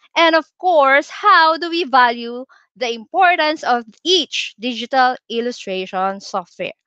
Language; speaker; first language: English; non-native, local second language; Filipino